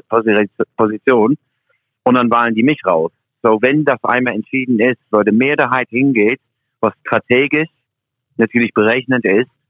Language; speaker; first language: German; non-native, fluent; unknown